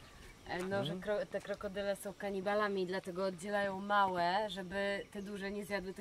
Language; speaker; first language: Polish; native; Polish